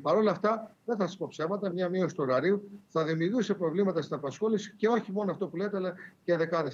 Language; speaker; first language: Greek; native; Greek